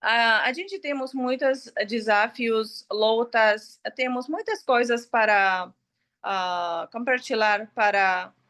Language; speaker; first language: Portuguese; non-native, learner; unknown